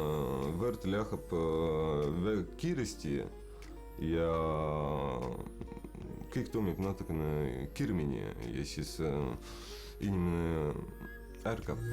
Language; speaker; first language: Estonian; non-native, local second language; Russian